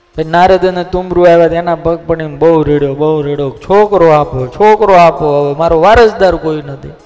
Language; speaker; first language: Gujarati; native; Gujarati